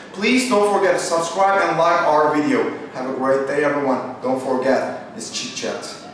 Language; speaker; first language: English; non-native, fluent; Turkish